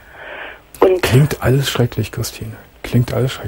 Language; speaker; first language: German; native; German